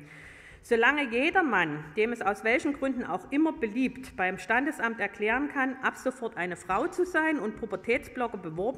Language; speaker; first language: German; native; German